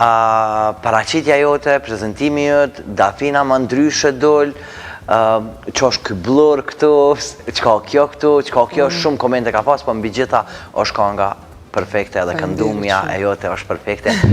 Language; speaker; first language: Albanian; native; Albanian